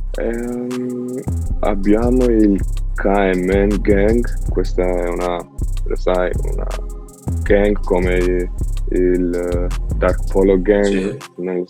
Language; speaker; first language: Italian; non-native, learner; Albanian